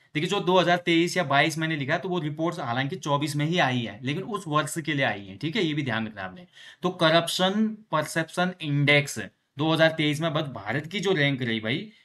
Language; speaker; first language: Hindi; native; Hindi